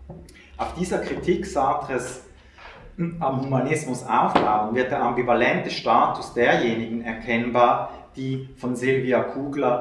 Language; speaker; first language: German; native; German